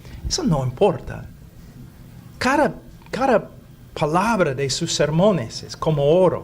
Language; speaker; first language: Spanish; non-native, fluent; English